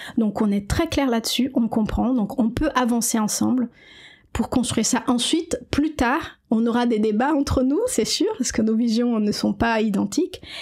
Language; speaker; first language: French; non-native, fluent; Portuguese